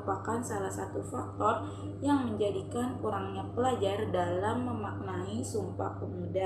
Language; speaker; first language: Indonesian; native; Indonesian